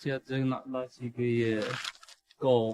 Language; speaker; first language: Chinese; non-native, learner; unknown